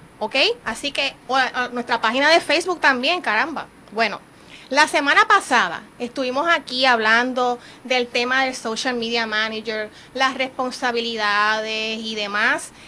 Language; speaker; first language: Spanish; native; Spanish